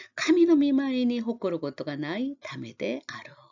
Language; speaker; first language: Japanese; non-native, fluent; Korean